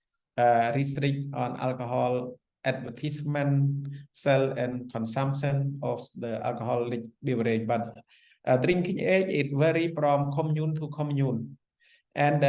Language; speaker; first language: English; non-native, fluent; Khmer